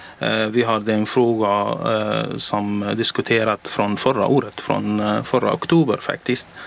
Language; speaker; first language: Swedish; non-native, learner; Arabic